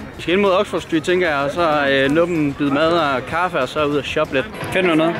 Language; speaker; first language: Danish; native; Danish